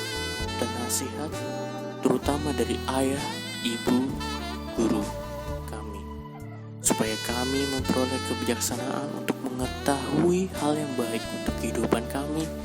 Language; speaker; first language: Indonesian; native; Indonesian